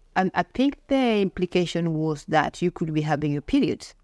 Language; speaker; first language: English; non-native, local second language; Luo (Kenya and Tanzania)